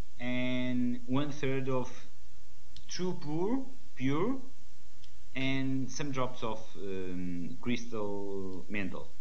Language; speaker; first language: English; non-native, learner; Portuguese